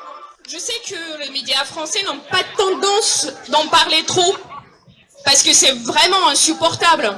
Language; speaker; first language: French; non-native, fluent; Ukrainian